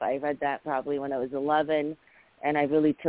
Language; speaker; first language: English; early bilingual, other home language; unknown